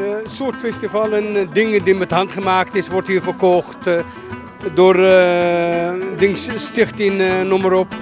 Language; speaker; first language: Dutch; early bilingual, other home language; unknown